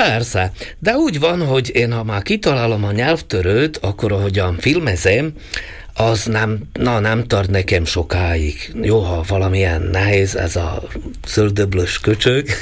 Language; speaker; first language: Hungarian; non-native, local second language; Slovak